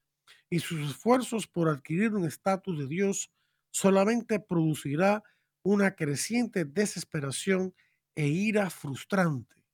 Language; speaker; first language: Spanish; native; Spanish